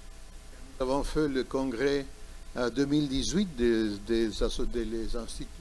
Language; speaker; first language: French; non-native, learner; Spanish